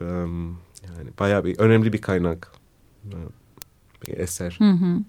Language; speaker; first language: Turkish; non-native, fluent; Greek